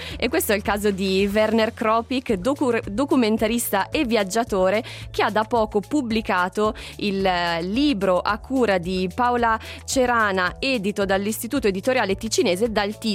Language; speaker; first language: Italian; native; Italian